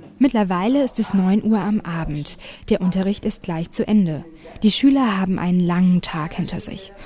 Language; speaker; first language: German; native; German